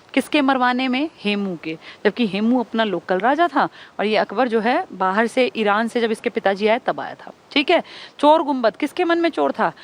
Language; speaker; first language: Hindi; native; Hindi